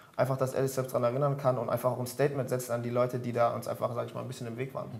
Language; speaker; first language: German; early bilingual, other home language; French